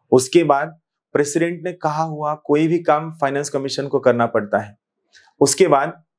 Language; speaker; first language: Hindi; non-native, local second language; Marathi